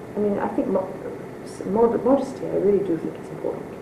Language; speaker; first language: English; native; English